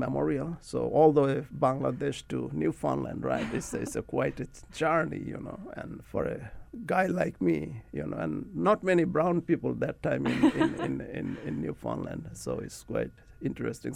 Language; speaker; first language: English; non-native, local second language; Bangla